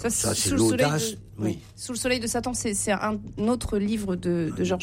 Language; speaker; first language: French; native; French